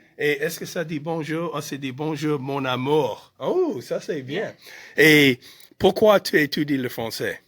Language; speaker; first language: French; non-native, fluent; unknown